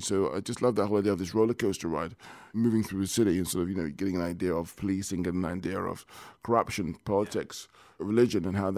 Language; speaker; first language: English; native; English